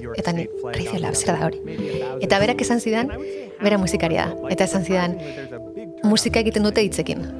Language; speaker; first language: Basque; non-native, local second language; Spanish